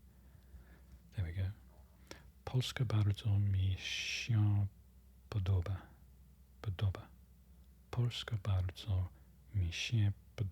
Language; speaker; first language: Polish; non-native, learner; English